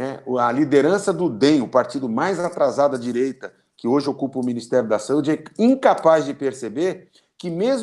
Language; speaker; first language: Portuguese; native; Portuguese